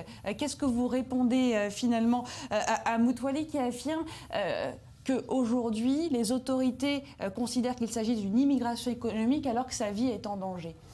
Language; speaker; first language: French; native; French